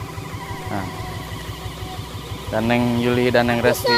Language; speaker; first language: Indonesian; non-native, local second language; Sundanese